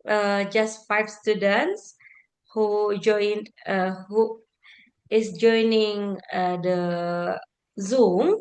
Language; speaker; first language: English; non-native, fluent; Indonesian